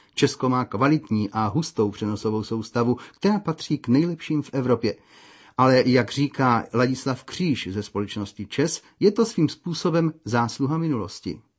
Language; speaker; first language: Czech; native; Czech